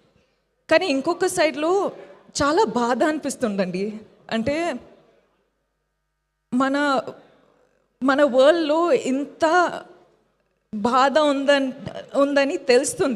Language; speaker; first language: Telugu; non-native, fluent; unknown